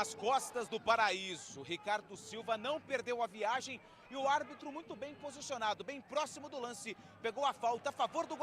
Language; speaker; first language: Portuguese; native; Portuguese